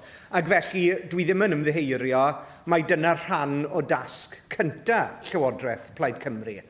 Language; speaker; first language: Welsh; native; Welsh